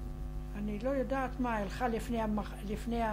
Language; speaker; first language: Hebrew; non-native, fluent; Arabic